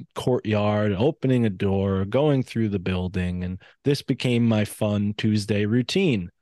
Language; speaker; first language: English; native; English